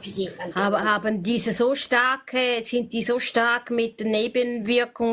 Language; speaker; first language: German; native; German